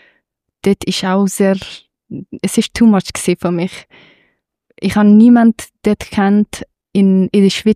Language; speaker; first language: German; non-native, fluent; Persian